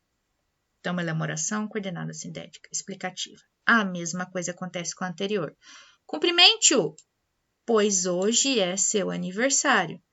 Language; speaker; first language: Portuguese; native; Portuguese